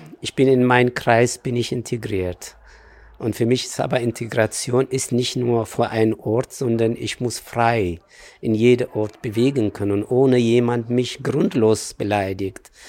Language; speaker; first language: German; non-native, fluent; Amharic